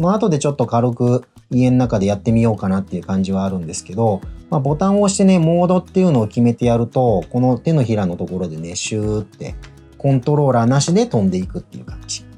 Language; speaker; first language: Japanese; native; Japanese